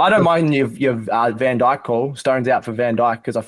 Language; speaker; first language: English; native; English